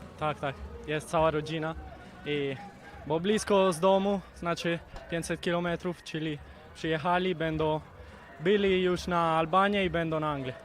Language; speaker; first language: Polish; early bilingual, heritage; Polish